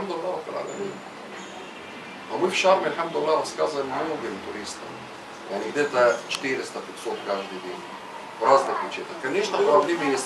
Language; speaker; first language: Russian; non-native, fluent; Arabic